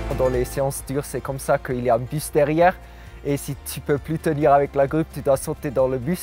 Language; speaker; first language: French; non-native, local second language; German